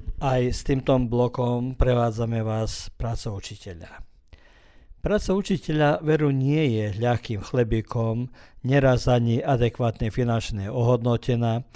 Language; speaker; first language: Slovak; early bilingual, heritage; Slovak